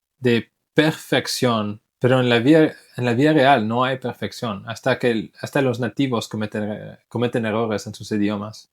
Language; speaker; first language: Spanish; non-native, fluent; English